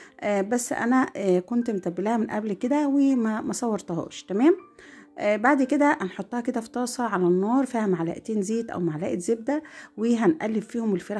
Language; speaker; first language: Arabic; native; Arabic